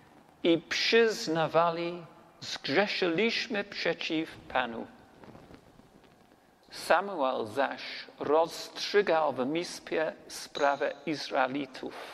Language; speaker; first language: Polish; non-native, learner; English